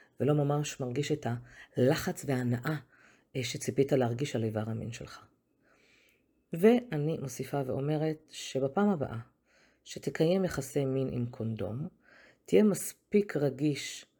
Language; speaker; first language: Hebrew; native; Hebrew